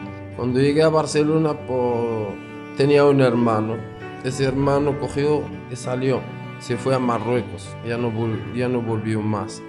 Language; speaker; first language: Spanish; non-native, fluent; Arabic